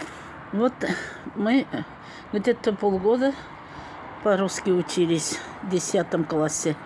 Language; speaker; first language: Russian; non-native, local second language; Tatar